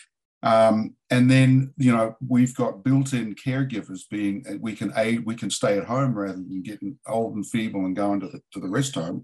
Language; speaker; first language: English; native; English